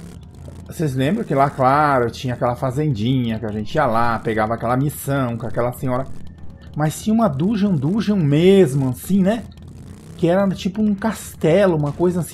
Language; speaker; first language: Portuguese; native; Portuguese